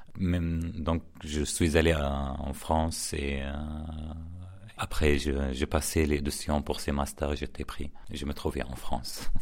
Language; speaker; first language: French; non-native, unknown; Arabic